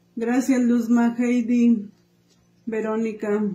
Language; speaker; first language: Spanish; native; Spanish